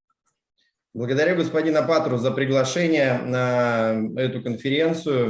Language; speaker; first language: Russian; native; Russian